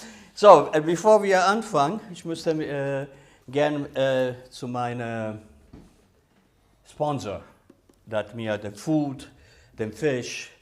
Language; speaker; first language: German; early bilingual, other home language; Italian